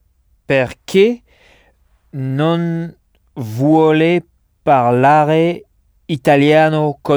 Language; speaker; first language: Italian; non-native, learner; French